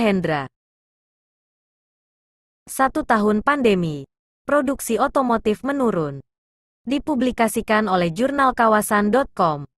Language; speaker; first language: Indonesian; native; Indonesian